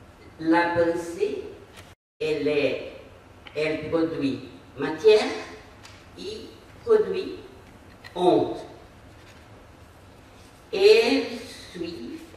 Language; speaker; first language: French; non-native, fluent; Portuguese